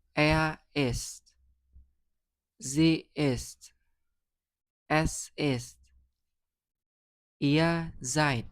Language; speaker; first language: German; non-native, learner; Indonesian